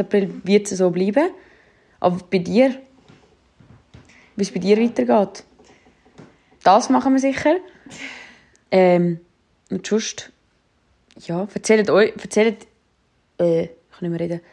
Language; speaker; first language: German; native; German